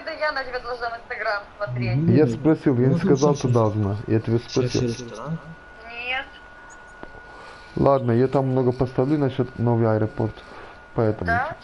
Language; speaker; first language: Russian; non-native, learner; Turkish